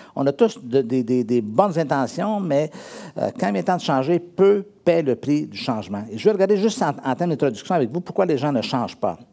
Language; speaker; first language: French; native; French